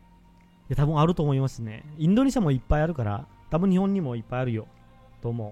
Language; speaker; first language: Japanese; non-native, fluent; Indonesian